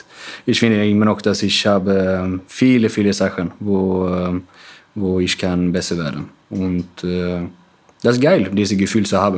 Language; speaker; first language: German; non-native, fluent; Swedish